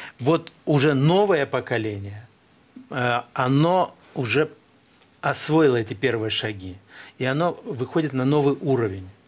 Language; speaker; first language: Russian; native; Russian